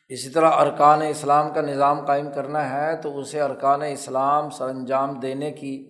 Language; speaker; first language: Urdu; non-native, local second language; Punjabi